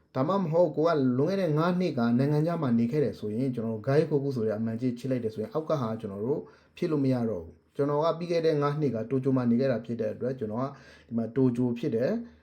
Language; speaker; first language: Burmese; native; Burmese